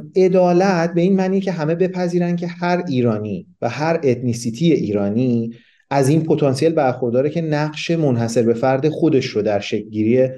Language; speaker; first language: Persian; non-native, local second language; Kurdish